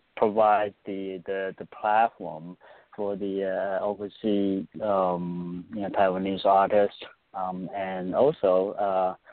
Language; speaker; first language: English; non-native, fluent; Chinese